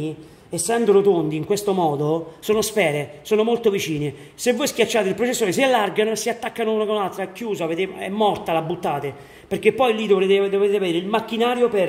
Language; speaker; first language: Italian; native; Italian